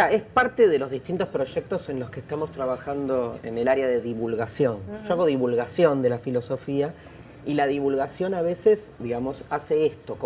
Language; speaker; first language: Spanish; native; Spanish